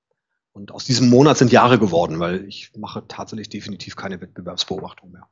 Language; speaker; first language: German; native; German